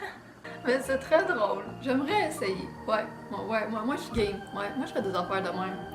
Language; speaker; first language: French; native; French